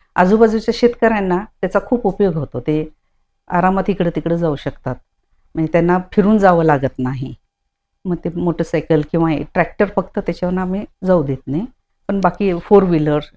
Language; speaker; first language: Marathi; non-native, local second language; Konkani